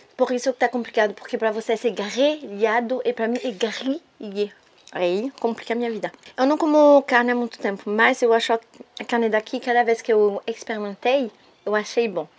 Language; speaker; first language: Portuguese; non-native, fluent; French